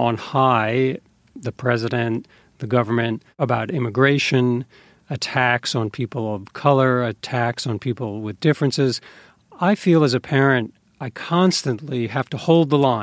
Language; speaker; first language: English; native; English